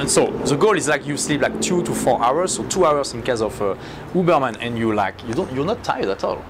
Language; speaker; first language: English; non-native, fluent; French